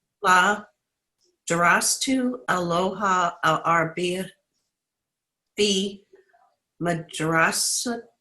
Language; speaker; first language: Arabic; non-native, learner; English